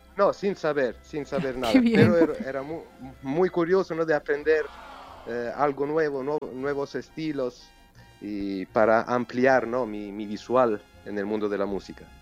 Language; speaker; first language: Spanish; non-native, fluent; Italian